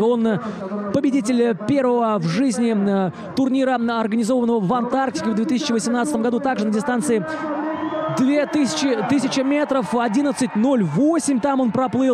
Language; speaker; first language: Russian; native; Russian